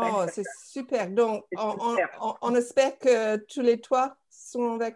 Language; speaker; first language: French; non-native, fluent; English